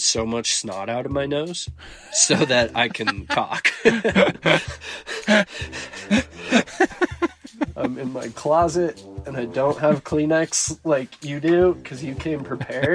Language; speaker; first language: English; native; English